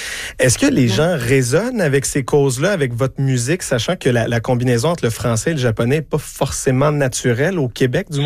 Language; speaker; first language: French; native; French